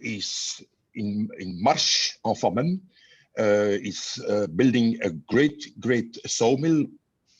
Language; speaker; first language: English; non-native, learner; Dutch